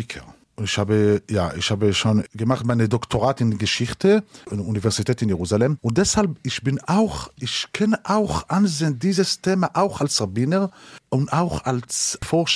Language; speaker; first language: German; non-native, learner; Hebrew